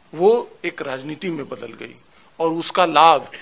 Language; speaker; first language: Hindi; native; Hindi